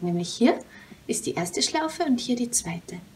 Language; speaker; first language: German; native; German